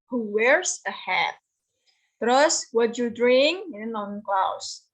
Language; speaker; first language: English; non-native, fluent; Indonesian